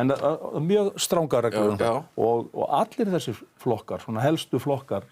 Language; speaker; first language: Icelandic; native; Icelandic